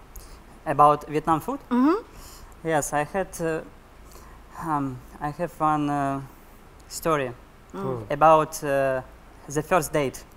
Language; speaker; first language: English; non-native, learner; Russian